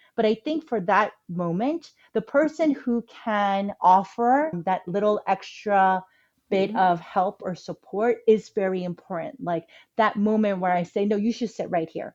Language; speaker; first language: English; early bilingual, other home language; Korean